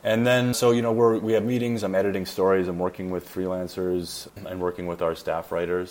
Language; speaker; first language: English; native; English